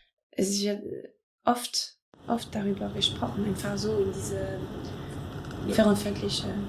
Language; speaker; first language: German; non-native, fluent; French